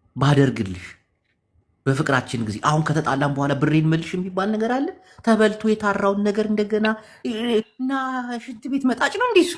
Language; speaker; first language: Amharic; native; Amharic